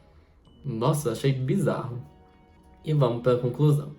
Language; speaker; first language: Portuguese; native; Portuguese